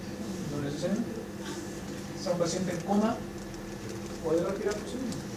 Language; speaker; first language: Spanish; native; Spanish